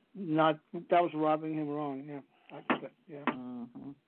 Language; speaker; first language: English; non-native, fluent; Danish